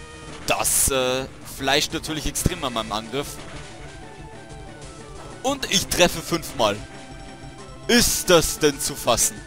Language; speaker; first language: German; native; German